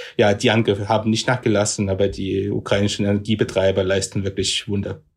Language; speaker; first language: German; non-native, fluent; Russian